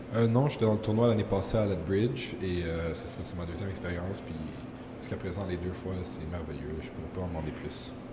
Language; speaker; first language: French; early bilingual, heritage; French